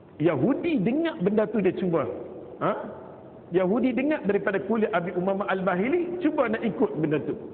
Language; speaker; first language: Malay; native; Malay